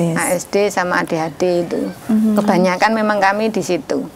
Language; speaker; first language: Indonesian; native; Indonesian